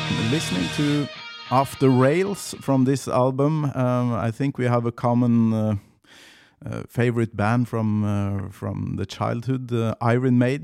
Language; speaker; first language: English; non-native, fluent; Norwegian